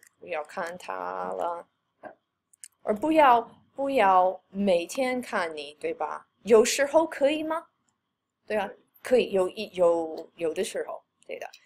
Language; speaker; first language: Chinese; non-native, fluent; English